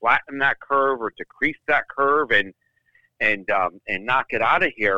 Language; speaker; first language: English; native; English